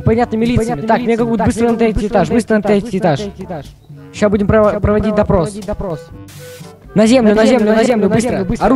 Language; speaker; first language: Russian; native; Russian